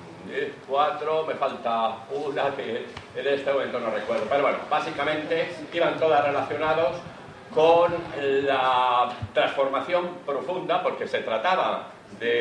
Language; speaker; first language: Spanish; native; Spanish